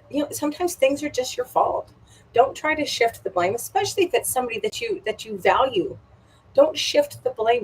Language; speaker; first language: English; native; English